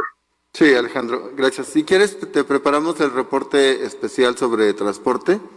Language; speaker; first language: Spanish; native; Spanish